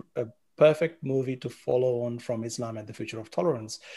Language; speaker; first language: English; non-native, local second language; Sinhala